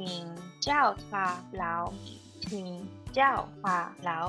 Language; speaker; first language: Chinese; non-native, learner; English